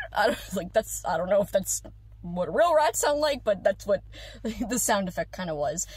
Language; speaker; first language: English; native; English